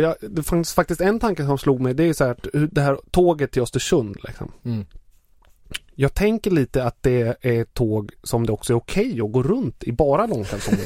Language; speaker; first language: Swedish; native; Swedish